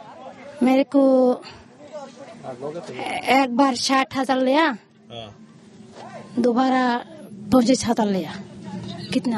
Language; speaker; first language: Hindi; non-native, learner; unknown